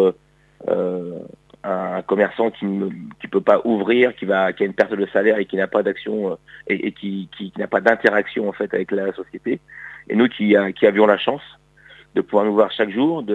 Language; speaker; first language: French; native; French